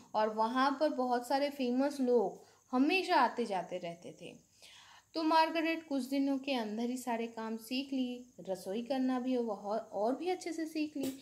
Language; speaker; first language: Hindi; non-native, local second language; Bangla